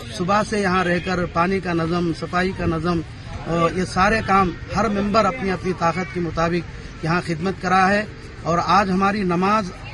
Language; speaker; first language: Urdu; native; Urdu